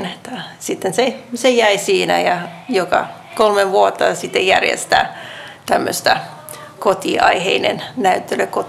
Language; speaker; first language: Finnish; non-native, fluent; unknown